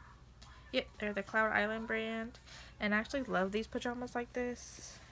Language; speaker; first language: English; native; English